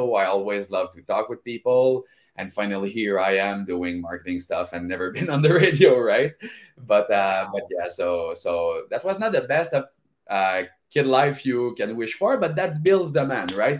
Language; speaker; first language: English; non-native, fluent; French